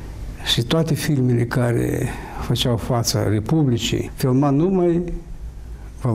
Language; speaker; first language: Romanian; non-native, local second language; Russian